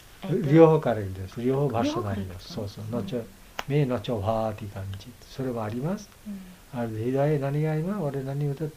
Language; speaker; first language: Japanese; non-native, learner; Bangla